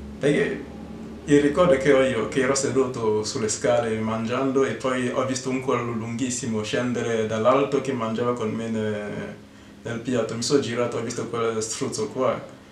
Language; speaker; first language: Italian; non-native, fluent; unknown